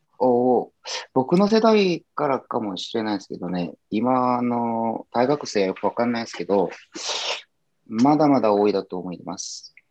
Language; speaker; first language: Japanese; non-native, fluent; Korean